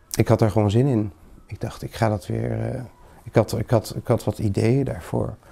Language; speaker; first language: Dutch; early bilingual, other home language; Greek